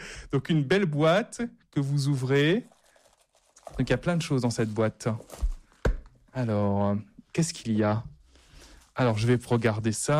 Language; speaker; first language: French; native; French